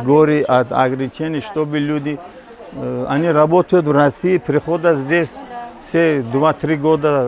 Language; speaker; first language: Russian; non-native, local second language; Tajik